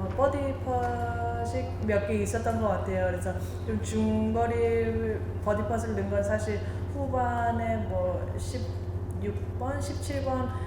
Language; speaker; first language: Korean; early bilingual, heritage; Korean